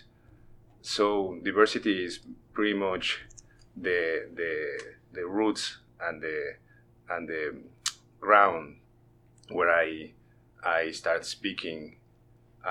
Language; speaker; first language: English; non-native, fluent; Spanish